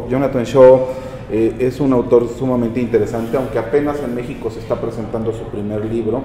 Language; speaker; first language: Spanish; native; Spanish